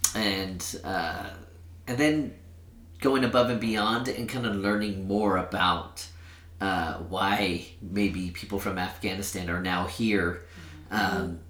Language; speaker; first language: English; early bilingual, other home language; Spanish